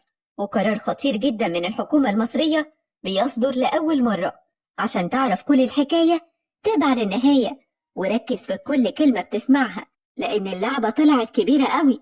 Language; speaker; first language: Arabic; native; Arabic